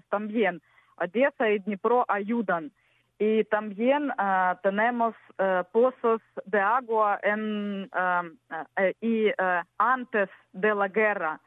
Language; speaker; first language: Spanish; non-native, learner; Ukrainian